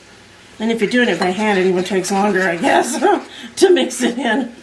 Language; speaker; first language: English; native; English